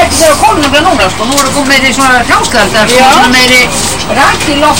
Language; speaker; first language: Icelandic; non-native, learner; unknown